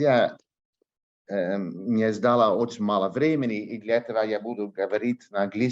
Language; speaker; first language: Russian; non-native, learner; Dutch